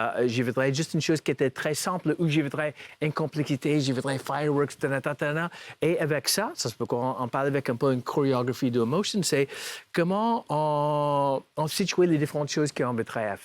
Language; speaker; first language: French; non-native, fluent; English